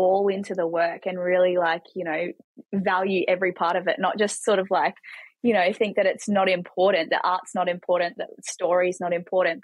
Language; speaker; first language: English; native; English